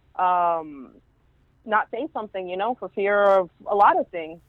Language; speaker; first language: English; early bilingual, other home language; Spanish